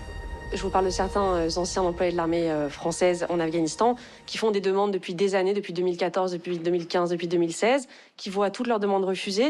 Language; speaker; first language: French; native; French